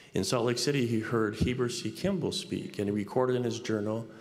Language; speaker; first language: English; native; English